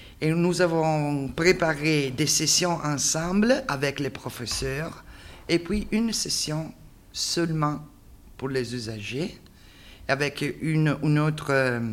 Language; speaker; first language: French; non-native, learner; Italian